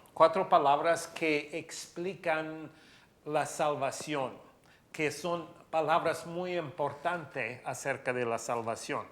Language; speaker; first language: Spanish; non-native, fluent; English